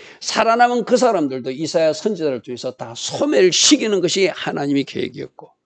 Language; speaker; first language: Korean; native; Korean